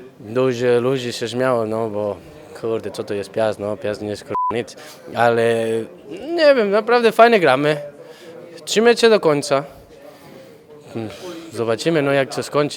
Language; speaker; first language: Polish; non-native, fluent; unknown